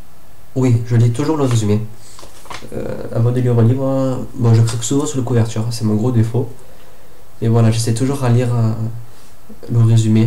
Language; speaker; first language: French; native; French